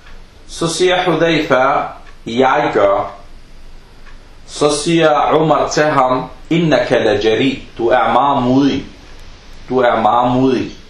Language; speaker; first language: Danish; early bilingual, other home language; Arabic